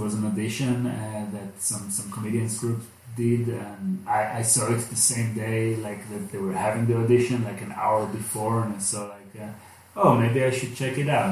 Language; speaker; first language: English; non-native, fluent; Hebrew